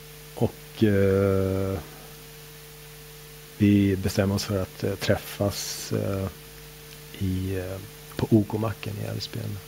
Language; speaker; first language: Swedish; native; Swedish